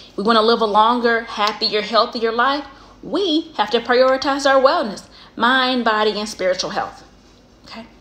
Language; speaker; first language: English; native; English